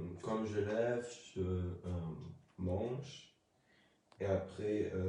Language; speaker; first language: French; early bilingual, other home language; Lingala